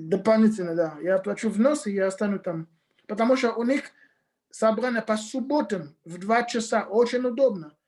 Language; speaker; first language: Russian; non-native, fluent; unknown